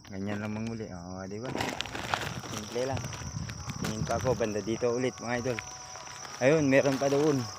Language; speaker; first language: Filipino; native; Filipino